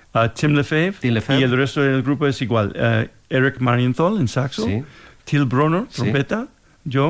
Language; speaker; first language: Spanish; non-native, fluent; English